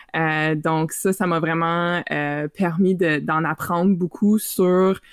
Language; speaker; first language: French; native; French